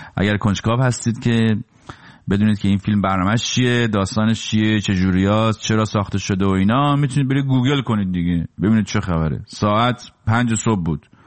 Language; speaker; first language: Persian; native; Persian